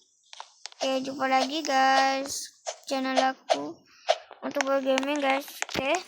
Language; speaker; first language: Malay; native; Malay